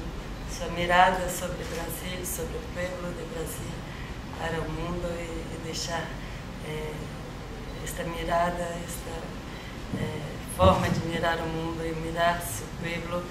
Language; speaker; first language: Spanish; non-native, learner; Portuguese